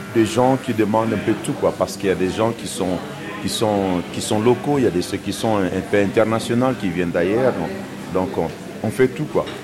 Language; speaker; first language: French; non-native, local second language; Lingala